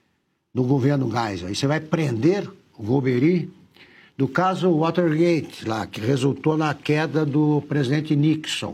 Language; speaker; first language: Portuguese; native; Portuguese